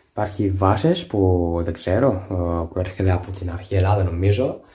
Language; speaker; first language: Greek; non-native, learner; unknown